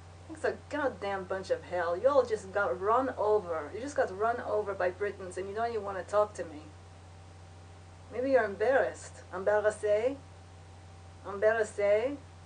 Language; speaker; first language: English; native; English